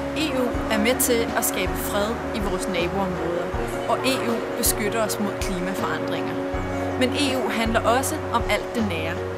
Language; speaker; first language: Danish; early bilingual, other home language; Persian